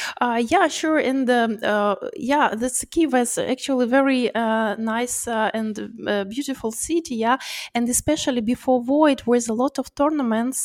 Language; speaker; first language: English; non-native, learner; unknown